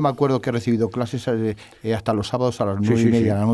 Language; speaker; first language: Spanish; native; Spanish